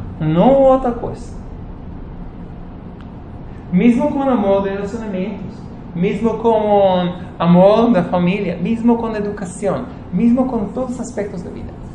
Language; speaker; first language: Portuguese; non-native, fluent; Spanish